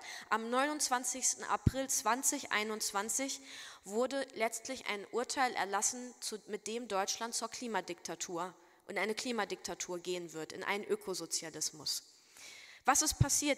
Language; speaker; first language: German; native; German